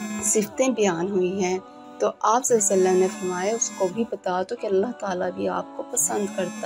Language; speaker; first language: Urdu; native; Urdu